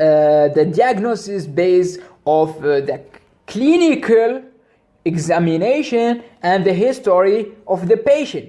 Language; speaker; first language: English; non-native, local second language; Arabic